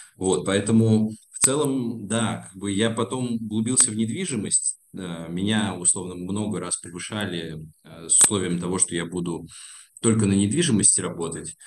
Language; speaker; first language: Russian; native; Russian